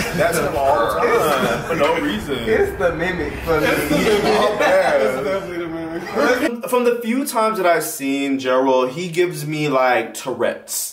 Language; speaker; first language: English; native; English